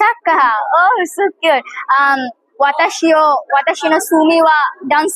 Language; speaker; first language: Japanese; non-native, learner; Bangla